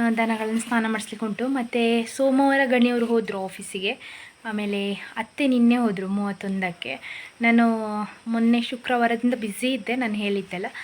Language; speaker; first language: Kannada; native; Kannada